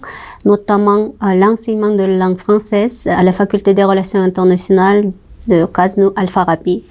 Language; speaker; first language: French; non-native, fluent; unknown